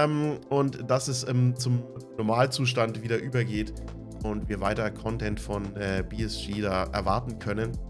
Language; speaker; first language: German; native; German